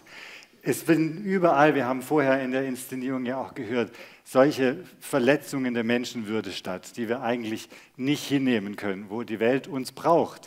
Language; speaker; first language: German; native; German